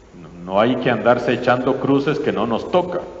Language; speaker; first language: Spanish; native; Spanish